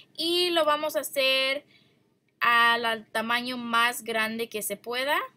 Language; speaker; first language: Spanish; early bilingual, heritage; Spanish